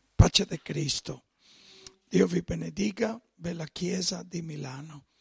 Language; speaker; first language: Italian; non-native, fluent; Spanish